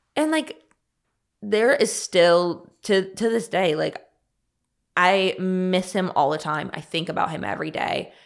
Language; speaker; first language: English; native; English